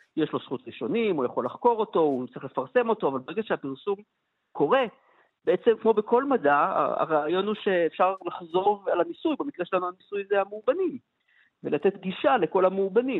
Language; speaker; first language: Hebrew; native; Hebrew